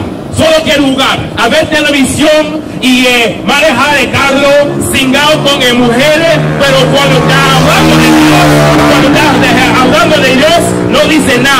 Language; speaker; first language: Spanish; non-native, learner; English